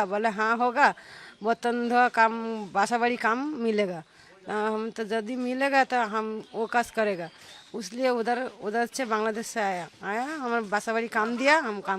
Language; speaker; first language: Hindi; non-native, learner; Bangla